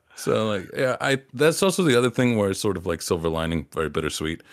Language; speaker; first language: English; native; English